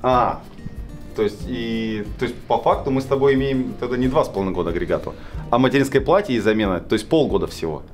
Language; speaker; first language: Russian; native; Russian